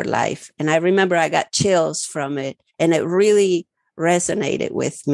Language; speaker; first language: English; early bilingual, other home language; Spanish